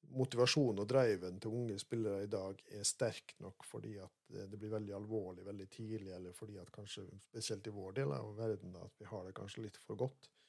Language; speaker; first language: Norwegian; native; Norwegian